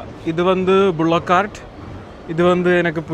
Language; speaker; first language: Tamil; non-native, learner; Malayalam